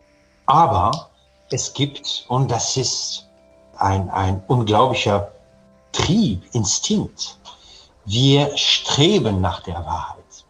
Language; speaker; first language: German; non-native, fluent; French